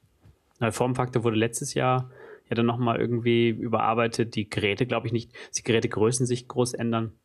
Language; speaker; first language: German; native; German